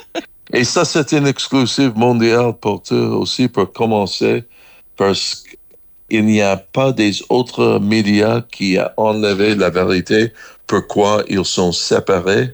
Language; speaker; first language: French; non-native, learner; English